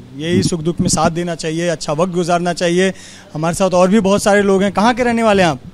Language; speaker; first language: Hindi; native; Hindi